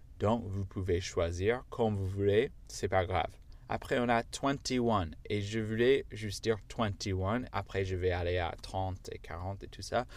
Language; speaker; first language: French; non-native, fluent; English